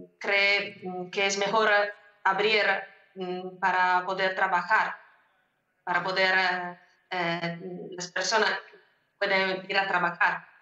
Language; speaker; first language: Spanish; non-native, learner; Italian